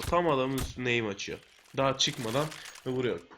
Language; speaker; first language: Turkish; native; Turkish